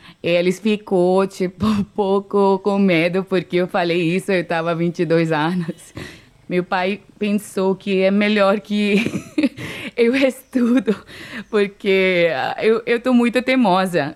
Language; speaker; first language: Portuguese; non-native, learner; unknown